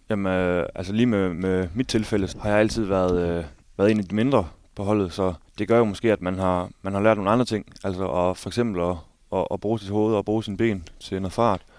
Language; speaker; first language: Danish; native; Danish